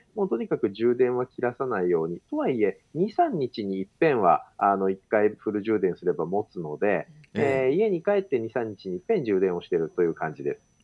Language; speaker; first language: Japanese; native; Japanese